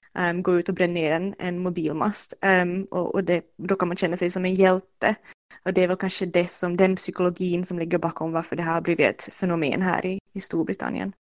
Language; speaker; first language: Swedish; native; Swedish